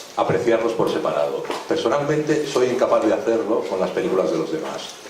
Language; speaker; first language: Spanish; native; Spanish